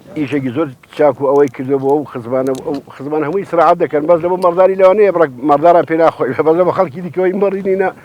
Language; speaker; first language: Central Kurdish; native; Central Kurdish